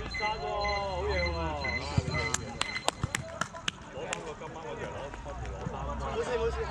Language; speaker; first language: Chinese; native; Chinese